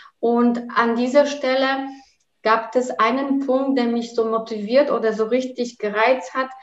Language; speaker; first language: German; non-native, fluent; Polish